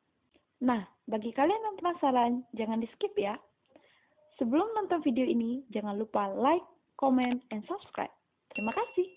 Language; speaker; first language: Indonesian; native; Indonesian